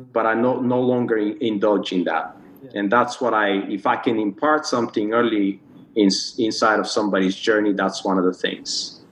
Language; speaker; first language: English; non-native, fluent; Bulgarian